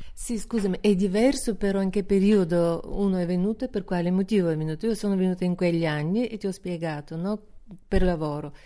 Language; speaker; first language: Italian; non-native, fluent; Bulgarian